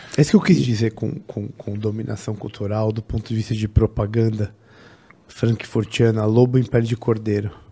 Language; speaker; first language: Portuguese; native; Portuguese